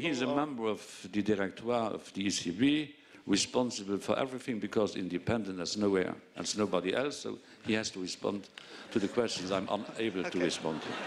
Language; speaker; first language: English; non-native, fluent; Luxembourgish